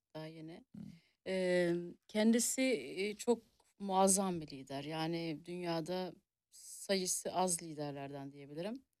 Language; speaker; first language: Turkish; early bilingual, heritage; Turkish